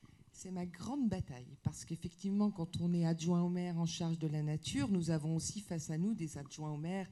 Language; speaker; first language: French; native; French